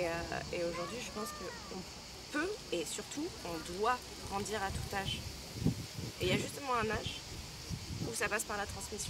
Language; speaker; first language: French; native; French